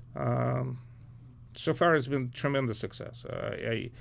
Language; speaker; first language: English; early bilingual, other home language; Ukrainian